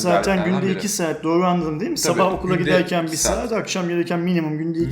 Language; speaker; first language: Turkish; native; Turkish